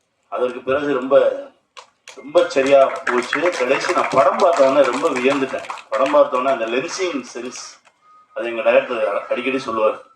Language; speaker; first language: Tamil; native; Tamil